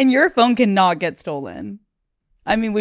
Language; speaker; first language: English; native; English